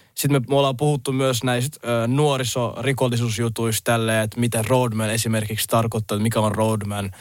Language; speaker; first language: Finnish; early bilingual, other home language; Somali